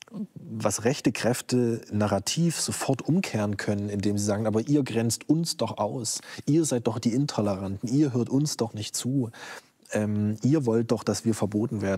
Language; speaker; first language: German; native; German